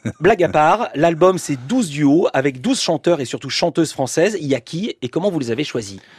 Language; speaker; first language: French; native; French